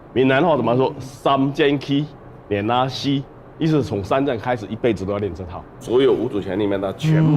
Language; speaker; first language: Chinese; native; Chinese